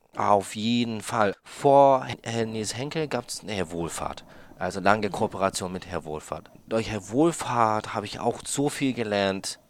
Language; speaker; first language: German; non-native, fluent; Japanese